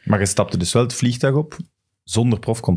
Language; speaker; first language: Dutch; native; Dutch